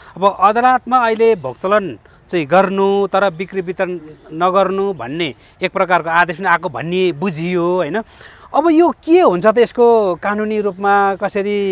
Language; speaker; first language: Nepali; native; Nepali